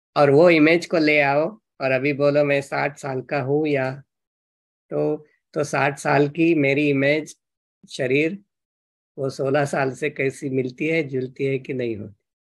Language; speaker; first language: Hindi; non-native, local second language; Marathi